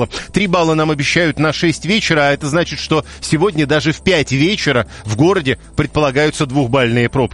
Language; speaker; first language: Russian; native; Russian